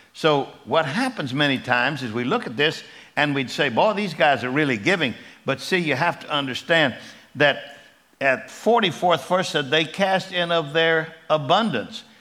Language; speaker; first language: English; native; English